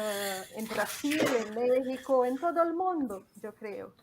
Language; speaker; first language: Spanish; non-native, fluent; Portuguese